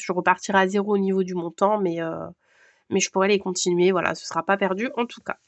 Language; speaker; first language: French; native; French